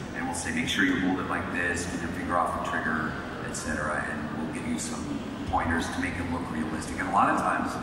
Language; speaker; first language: English; native; English